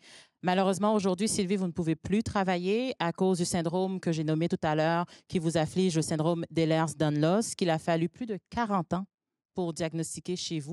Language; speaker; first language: French; native; French